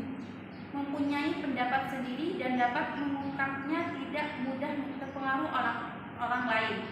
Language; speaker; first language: Indonesian; non-native, local second language; Madurese